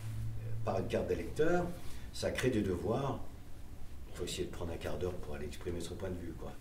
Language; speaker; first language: French; native; French